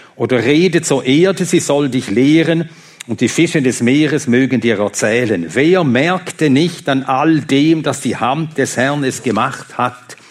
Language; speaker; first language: German; non-native, fluent; Swedish